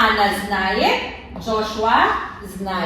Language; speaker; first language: Russian; non-native, learner; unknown